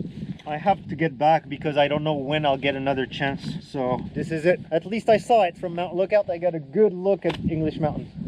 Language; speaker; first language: English; non-native, local second language; French